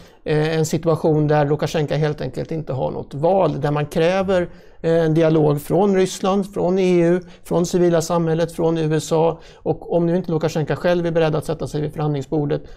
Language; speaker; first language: Swedish; native; Swedish